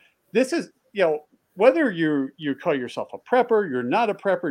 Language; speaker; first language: English; native; English